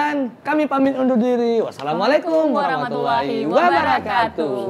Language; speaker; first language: Indonesian; native; Indonesian